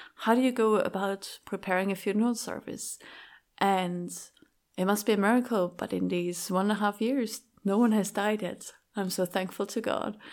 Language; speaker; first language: English; non-native, fluent; Swiss German